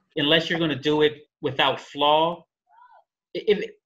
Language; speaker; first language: English; native; English